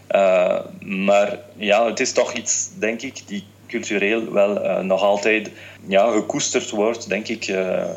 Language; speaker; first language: Dutch; non-native, fluent; French